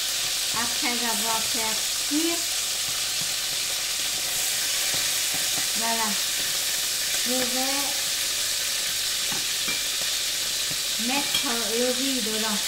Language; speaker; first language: French; non-native, learner; Vietnamese